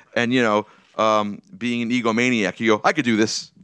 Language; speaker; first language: English; native; English